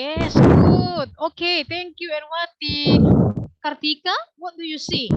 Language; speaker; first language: English; non-native, learner; Indonesian